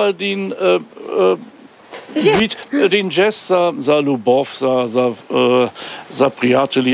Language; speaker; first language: Bulgarian; non-native, learner; German